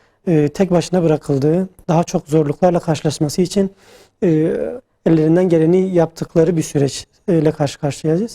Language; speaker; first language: Turkish; native; Turkish